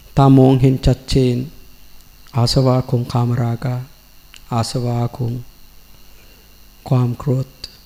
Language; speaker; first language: Thai; non-native, learner; Sinhala